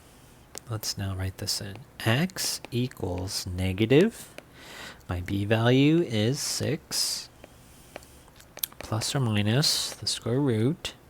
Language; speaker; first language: English; native; English